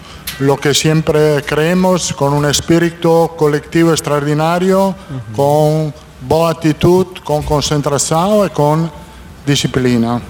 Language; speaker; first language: Portuguese; non-native, fluent; Italian